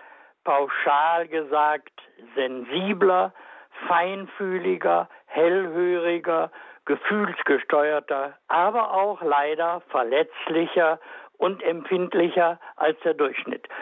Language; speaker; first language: German; native; German